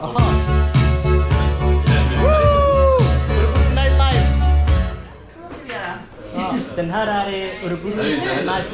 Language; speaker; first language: Swedish; non-native, learner; Somali